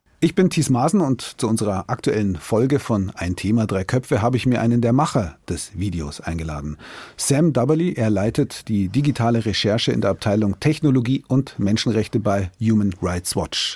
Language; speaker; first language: German; native; German